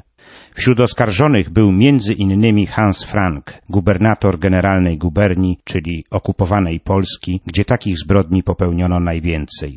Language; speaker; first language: Polish; native; Polish